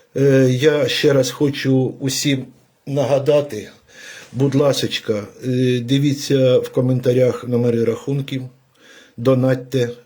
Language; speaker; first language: Ukrainian; native; Ukrainian